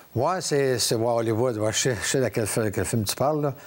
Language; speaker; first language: French; native; French